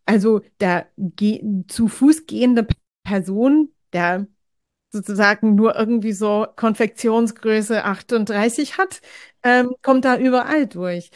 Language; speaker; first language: German; non-native, fluent; English